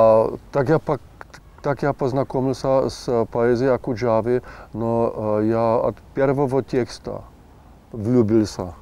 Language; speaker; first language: Russian; non-native, fluent; Czech